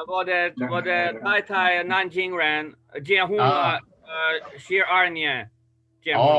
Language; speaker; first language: Chinese; non-native, learner; English